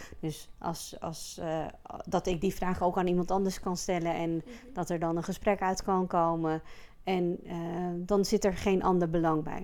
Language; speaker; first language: Dutch; native; Dutch